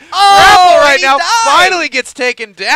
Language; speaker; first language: English; native; English